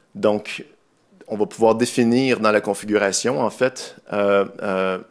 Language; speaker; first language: French; native; French